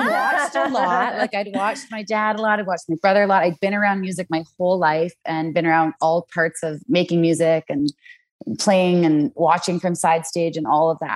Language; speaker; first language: English; native; English